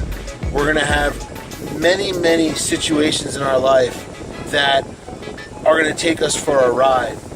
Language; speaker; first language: English; native; English